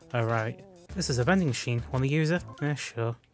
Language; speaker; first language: English; native; English